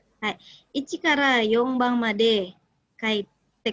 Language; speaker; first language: Japanese; non-native, fluent; Indonesian